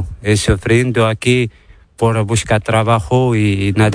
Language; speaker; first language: Spanish; non-native, learner; Arabic